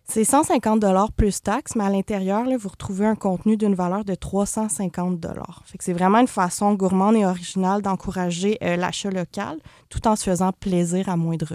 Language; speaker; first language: French; native; French